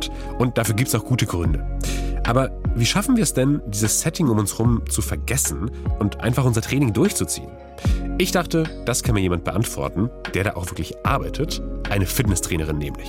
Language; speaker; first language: German; native; German